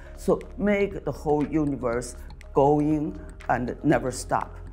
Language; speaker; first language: English; non-native, fluent; Chinese